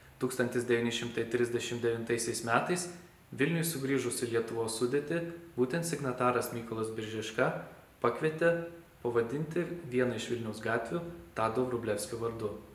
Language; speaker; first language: Lithuanian; native; Lithuanian